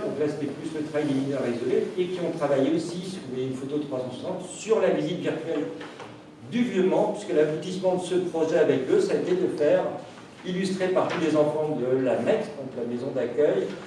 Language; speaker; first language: French; native; French